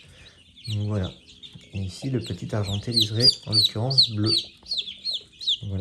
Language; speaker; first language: French; native; French